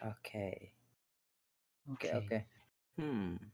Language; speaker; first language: English; non-native, learner; Indonesian